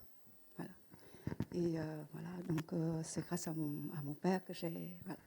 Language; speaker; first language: French; non-native, fluent; Vietnamese